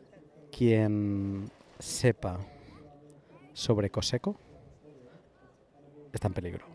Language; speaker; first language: Spanish; native; Spanish